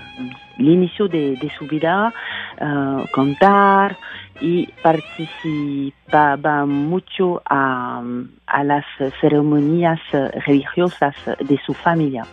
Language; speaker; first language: Spanish; non-native, fluent; French